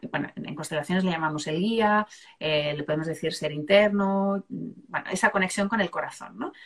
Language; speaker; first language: Spanish; native; Spanish